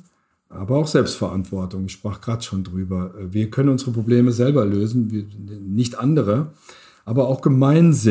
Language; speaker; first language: German; native; German